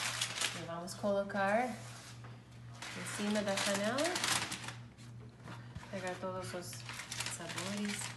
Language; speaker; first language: Portuguese; non-native, learner; English